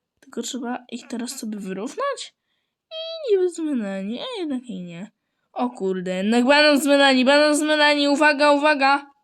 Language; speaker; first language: Polish; native; Polish